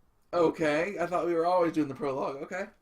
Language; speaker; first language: English; native; English